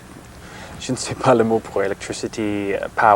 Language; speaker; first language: French; non-native, learner; English